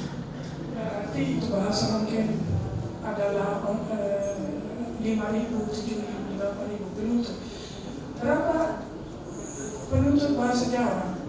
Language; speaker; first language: Indonesian; non-native, fluent; Dutch